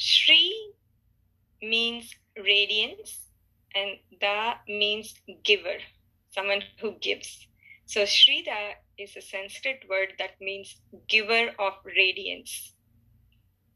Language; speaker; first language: English; non-native, local second language; Tamil